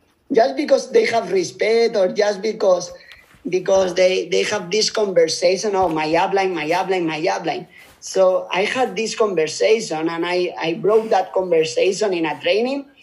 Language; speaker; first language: English; non-native, fluent; Spanish